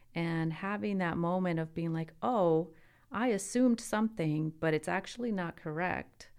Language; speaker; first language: English; early bilingual, other home language; Italian